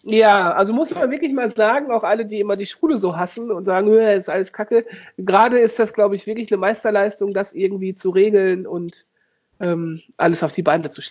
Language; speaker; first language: German; native; German